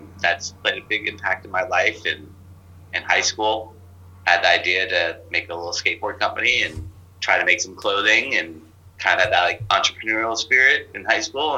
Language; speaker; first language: English; native; English